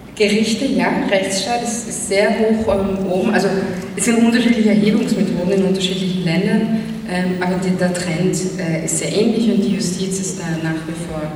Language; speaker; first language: German; native; German